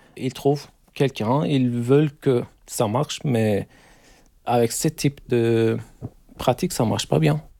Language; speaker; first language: French; non-native, learner; Turkish